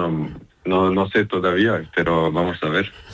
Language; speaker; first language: Spanish; non-native, learner; Serbian